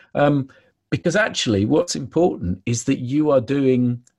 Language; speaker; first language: English; native; English